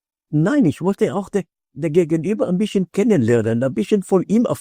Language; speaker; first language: German; non-native, fluent; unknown